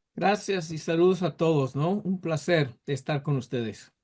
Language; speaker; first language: Spanish; non-native, fluent; English